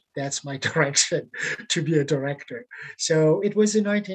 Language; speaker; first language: English; non-native, fluent; Persian